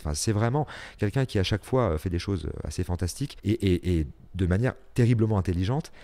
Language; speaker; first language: French; native; French